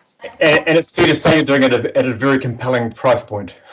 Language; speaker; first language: English; native; English